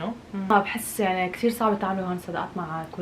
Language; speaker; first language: Arabic; native; Arabic